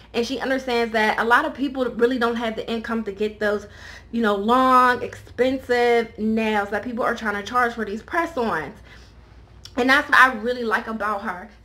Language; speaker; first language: English; native; English